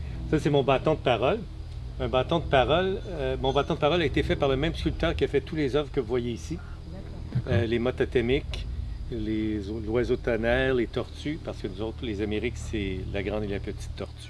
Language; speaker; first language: French; native; French